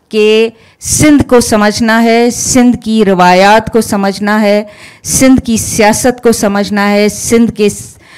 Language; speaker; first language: Urdu; non-native, local second language; Sindhi